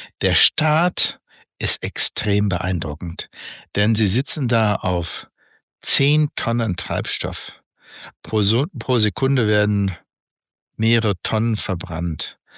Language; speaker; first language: German; native; German